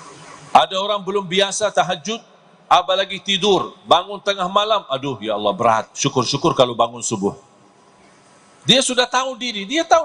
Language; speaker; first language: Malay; non-native, fluent; Arabic